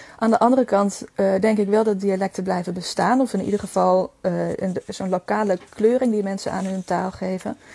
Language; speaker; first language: Dutch; native; Dutch